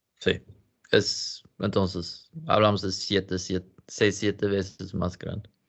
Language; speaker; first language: Spanish; non-native, learner; Swedish